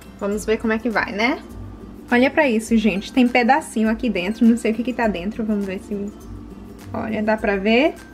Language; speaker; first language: Portuguese; early bilingual, heritage; Portuguese